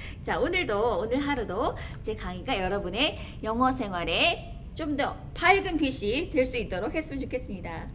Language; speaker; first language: Korean; native; Korean